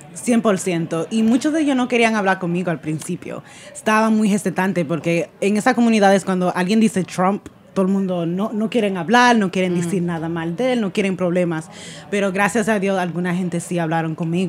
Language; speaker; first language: Spanish; early bilingual, heritage; Spanish